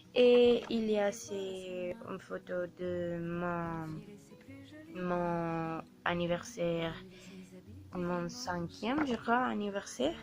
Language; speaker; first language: French; non-native, learner; Spanish